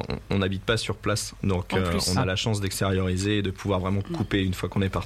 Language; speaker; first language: French; native; French